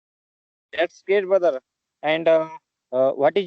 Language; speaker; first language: English; non-native, learner; Marathi